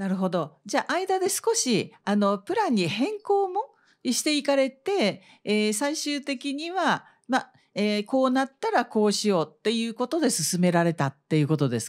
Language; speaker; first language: Japanese; native; Japanese